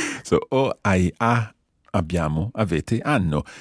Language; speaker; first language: Italian; non-native, fluent; English